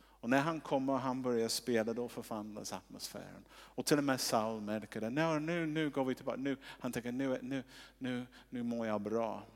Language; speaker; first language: Swedish; non-native, fluent; English